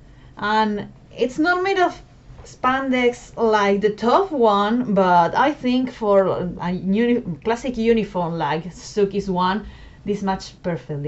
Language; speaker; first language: English; non-native, fluent; Spanish